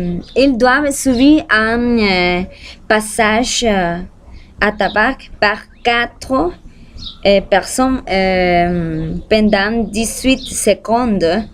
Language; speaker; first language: French; non-native, learner; Spanish